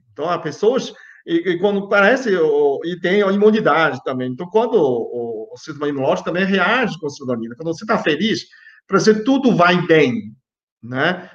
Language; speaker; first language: Portuguese; non-native, fluent; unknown